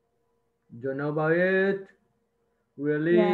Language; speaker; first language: English; non-native, fluent; Vietnamese